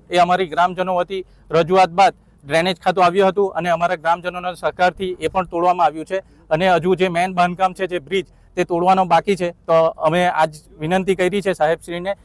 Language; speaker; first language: Gujarati; native; Gujarati